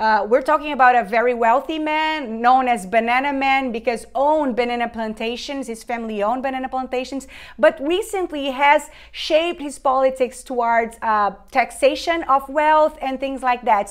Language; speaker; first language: English; non-native, fluent; Portuguese